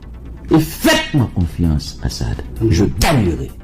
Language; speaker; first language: French; non-native, local second language; Haitian Creole